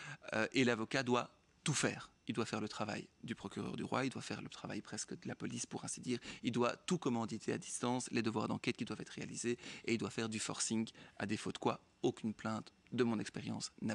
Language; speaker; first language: French; native; French